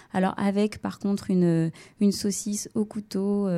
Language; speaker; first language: French; native; French